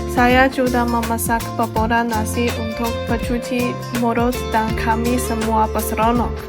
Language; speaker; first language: Malay; non-native, learner; Chinese